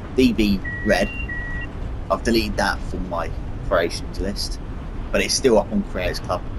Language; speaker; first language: English; native; English